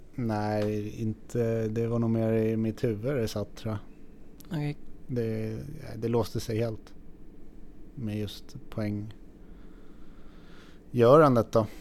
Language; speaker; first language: Swedish; native; Swedish